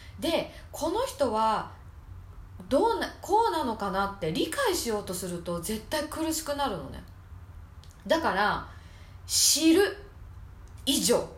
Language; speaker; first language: Japanese; native; Japanese